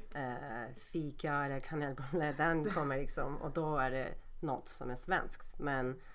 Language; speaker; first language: Swedish; non-native, fluent; Turkish